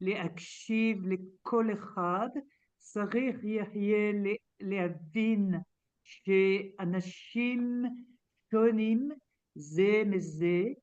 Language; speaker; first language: Hebrew; non-native, learner; French